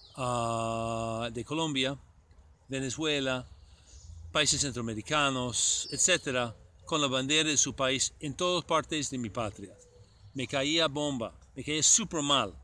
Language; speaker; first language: Spanish; non-native, fluent; English